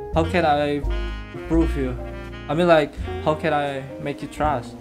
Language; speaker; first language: English; non-native, learner; Indonesian